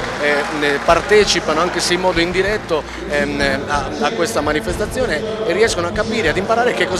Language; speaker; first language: Italian; native; Italian